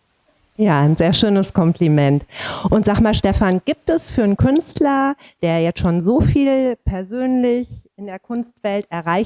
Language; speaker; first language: German; native; German